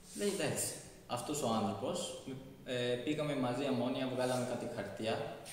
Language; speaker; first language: Greek; non-native, fluent; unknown